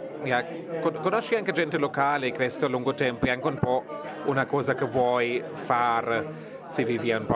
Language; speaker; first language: Italian; non-native, fluent; German